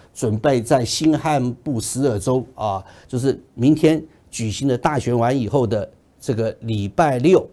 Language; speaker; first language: Chinese; native; Chinese